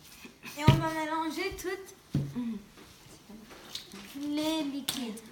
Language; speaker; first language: French; non-native, local second language; English